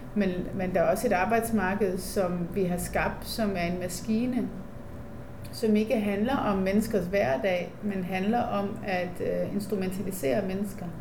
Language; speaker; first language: Danish; native; Danish